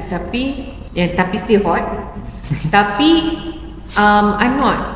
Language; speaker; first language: English; non-native, local second language; Malay